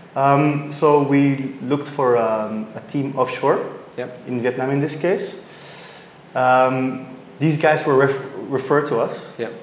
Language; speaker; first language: English; non-native, fluent; Dutch